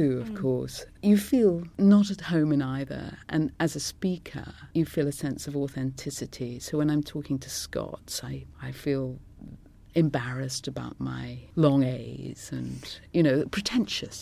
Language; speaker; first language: English; non-native, local second language; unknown